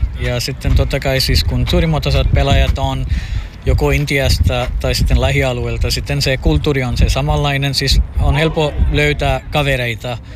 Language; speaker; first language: Finnish; non-native, fluent; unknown